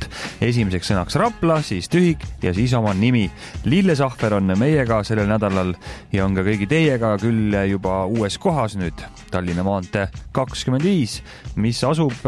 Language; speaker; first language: Estonian; native; Estonian